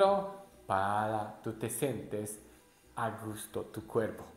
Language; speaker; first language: Spanish; non-native, learner; Japanese